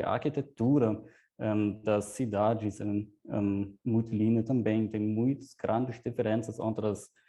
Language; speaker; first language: Portuguese; non-native, fluent; German